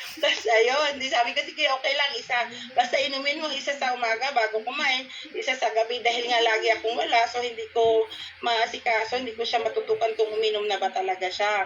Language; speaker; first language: Filipino; non-native, local second language; Cebuano